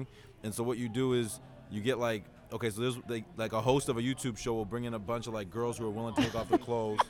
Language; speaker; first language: English; native; English